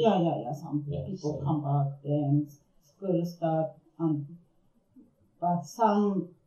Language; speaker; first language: English; non-native, learner; Japanese